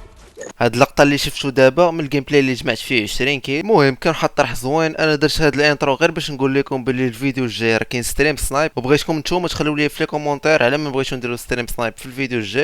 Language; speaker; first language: Arabic; native; Arabic